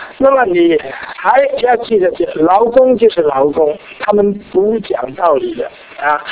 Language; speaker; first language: Chinese; non-native, local second language; Cantonese